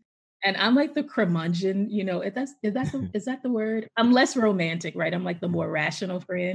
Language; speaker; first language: English; native; English